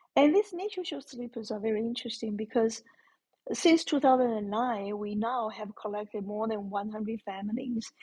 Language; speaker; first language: English; non-native, fluent; Chinese